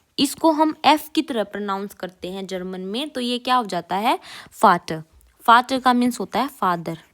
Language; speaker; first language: Hindi; native; Hindi